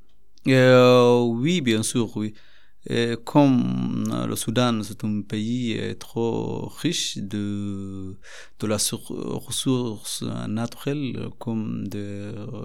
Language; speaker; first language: French; non-native, learner; Arabic